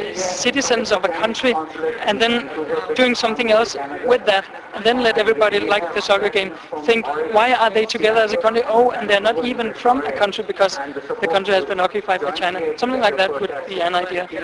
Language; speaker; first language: English; non-native, fluent; Danish